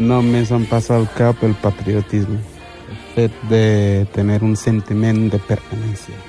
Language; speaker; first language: Catalan; early bilingual, other home language; Wolof